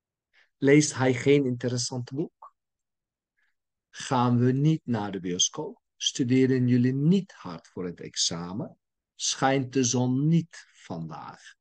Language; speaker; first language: Dutch; non-native, fluent; Turkish